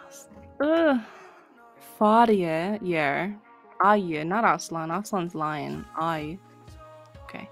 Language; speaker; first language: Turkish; non-native, learner; English